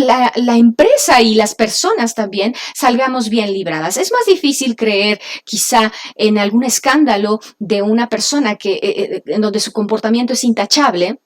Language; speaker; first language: Spanish; native; Spanish